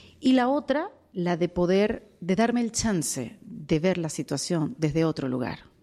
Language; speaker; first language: Spanish; native; Spanish